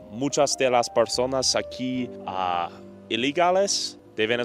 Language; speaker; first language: Spanish; non-native, learner; English